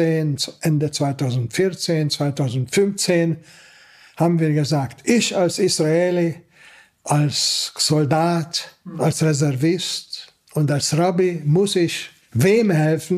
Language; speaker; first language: German; non-native, fluent; Hungarian